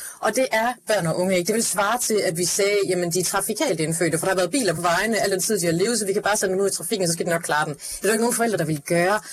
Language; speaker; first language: Danish; native; Danish